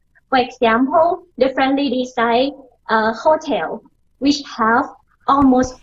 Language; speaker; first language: English; non-native, learner; Thai